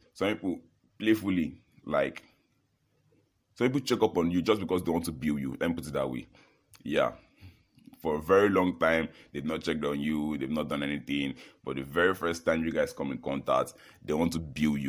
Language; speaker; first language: English; non-native, local second language; Yoruba